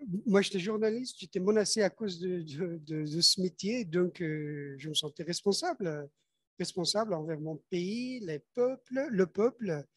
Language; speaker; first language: French; non-native, fluent; Persian